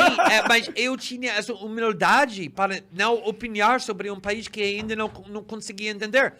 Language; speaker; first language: Portuguese; non-native, fluent; English